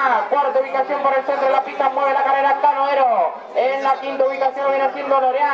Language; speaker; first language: Spanish; native; Spanish